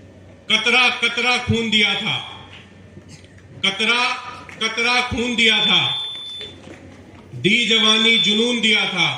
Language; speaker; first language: Hindi; native; Hindi